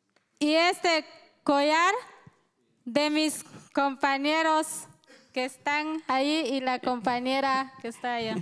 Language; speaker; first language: Spanish; non-native, local second language; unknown